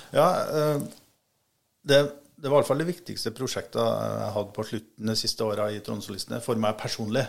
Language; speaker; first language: Norwegian; native; Norwegian